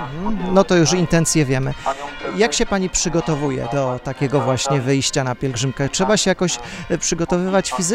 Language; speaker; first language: Polish; native; Polish